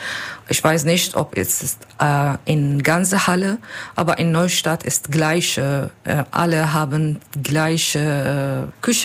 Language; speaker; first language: German; non-native, learner; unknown